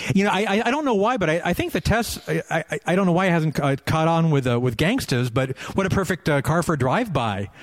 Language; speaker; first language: English; native; English